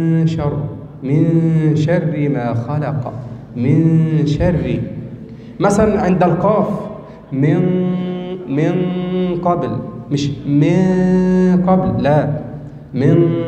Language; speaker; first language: Arabic; native; Arabic